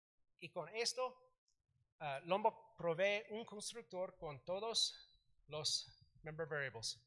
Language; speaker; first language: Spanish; non-native, learner; English